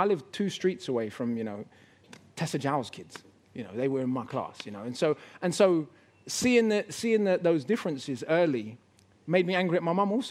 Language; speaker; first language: English; native; English